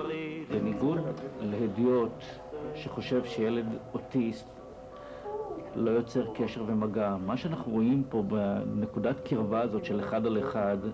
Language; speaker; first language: Hebrew; native; Hebrew